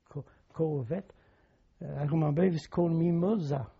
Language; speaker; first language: English; non-native, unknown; French